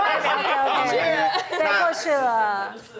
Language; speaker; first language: Chinese; native; Chinese